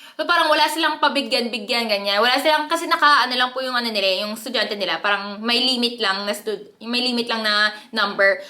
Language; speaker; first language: Filipino; early bilingual, other home language; Korean